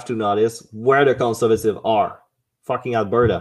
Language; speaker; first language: English; non-native, fluent; French